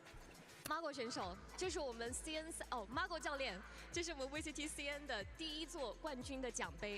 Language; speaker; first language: Chinese; native; Chinese